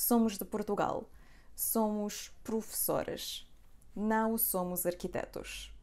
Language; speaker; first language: Portuguese; non-native, fluent; Serbian